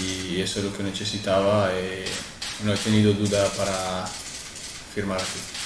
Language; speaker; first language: Spanish; non-native, fluent; Arabic